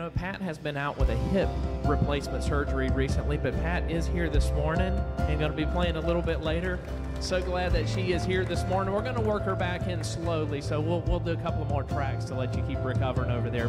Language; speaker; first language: English; native; English